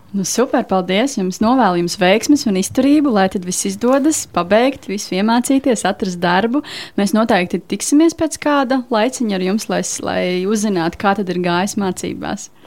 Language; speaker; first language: Latvian; non-native, local second language; Russian